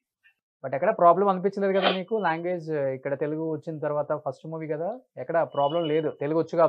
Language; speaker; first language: Telugu; native; Telugu